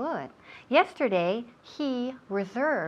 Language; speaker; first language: English; non-native, fluent; Spanish